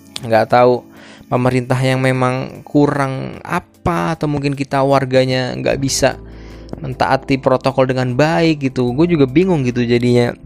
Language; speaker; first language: Indonesian; native; Indonesian